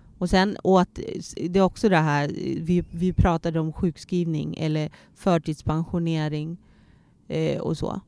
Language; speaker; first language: Swedish; early bilingual, other home language; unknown